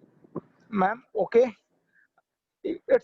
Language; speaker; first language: English; non-native, learner; Hindi